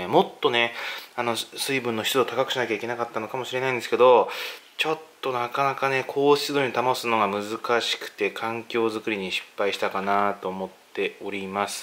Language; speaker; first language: Japanese; native; Japanese